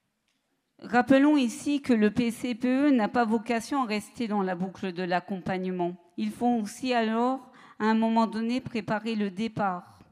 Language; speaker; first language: French; native; French